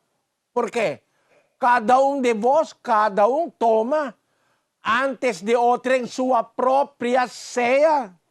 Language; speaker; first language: Portuguese; non-native, learner; Filipino